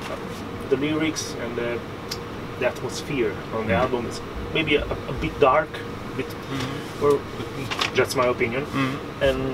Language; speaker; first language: English; non-native, fluent; Italian